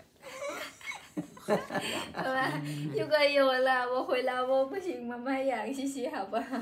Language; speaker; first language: Chinese; non-native, learner; Lao